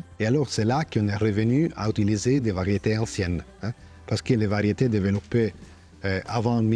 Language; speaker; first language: French; non-native, fluent; Italian